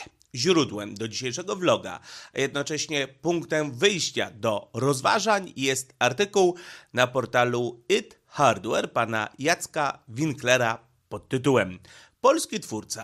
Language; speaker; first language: Polish; native; Polish